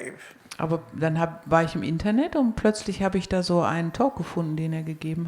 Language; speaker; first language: German; native; German